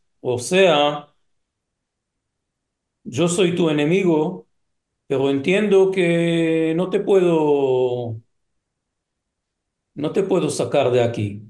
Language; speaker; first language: Spanish; non-native, fluent; Hebrew